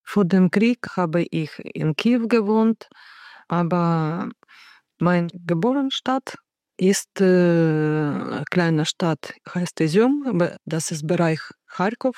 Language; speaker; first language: German; non-native, learner; Ukrainian